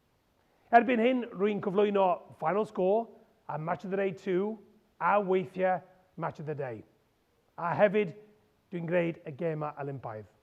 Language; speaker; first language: Welsh; non-native, local second language; English